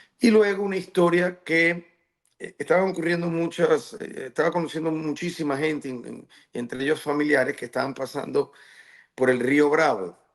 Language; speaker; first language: Spanish; native; Spanish